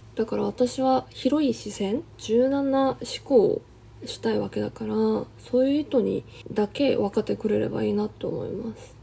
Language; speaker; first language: Japanese; non-native, fluent; Korean